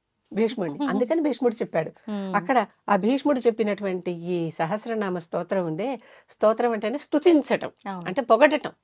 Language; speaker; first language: Telugu; native; Telugu